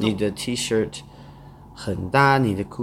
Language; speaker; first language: Chinese; non-native, learner; English